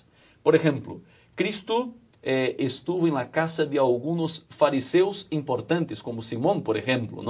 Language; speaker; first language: Spanish; non-native, fluent; Portuguese